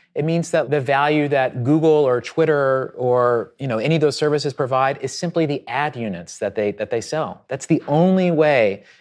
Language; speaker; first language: English; native; English